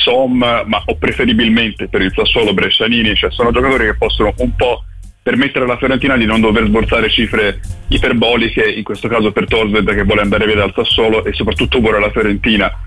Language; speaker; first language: Italian; native; Italian